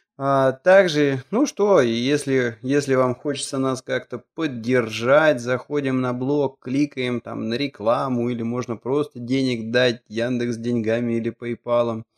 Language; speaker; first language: Russian; native; Russian